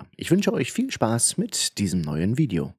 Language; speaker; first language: German; native; German